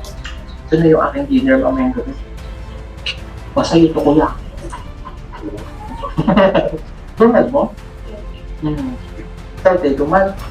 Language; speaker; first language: Filipino; non-native, local second language; Cebuano